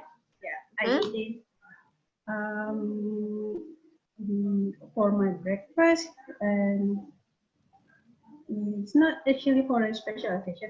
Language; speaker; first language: English; non-native, learner; Indonesian